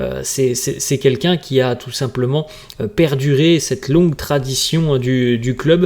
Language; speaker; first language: French; native; French